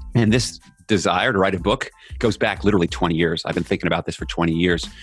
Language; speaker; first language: English; native; English